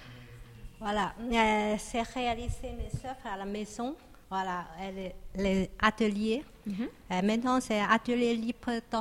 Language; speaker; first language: French; non-native, learner; Chinese